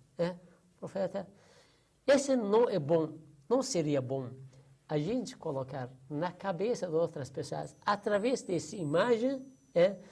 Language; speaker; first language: Portuguese; non-native, learner; Persian